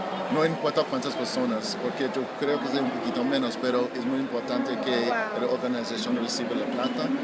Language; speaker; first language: Spanish; non-native, learner; English